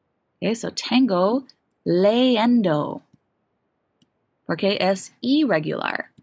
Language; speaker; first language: Spanish; non-native, learner; English